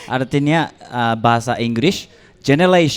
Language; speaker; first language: Indonesian; non-native, learner; Japanese